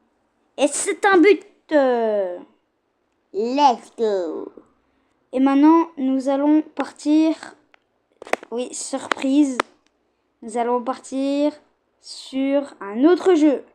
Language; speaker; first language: French; native; French